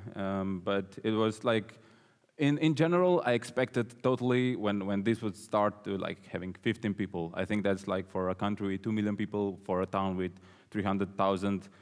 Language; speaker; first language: English; non-native, fluent; Slovenian